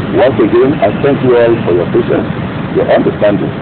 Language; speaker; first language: English; non-native, local second language; Yoruba